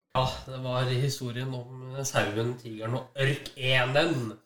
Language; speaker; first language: Norwegian; native; Norwegian